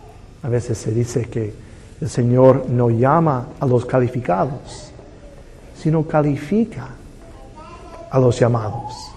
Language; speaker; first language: Spanish; non-native, fluent; English